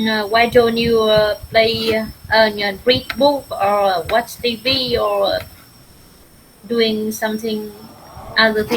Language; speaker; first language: English; non-native, learner; Vietnamese